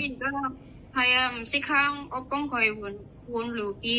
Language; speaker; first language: Cantonese; non-native, learner; Indonesian